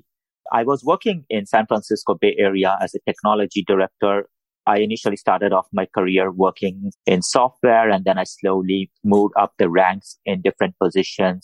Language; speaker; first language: English; non-native, local second language; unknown